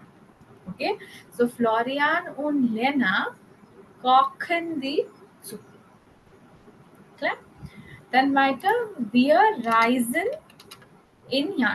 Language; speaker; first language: German; non-native, fluent; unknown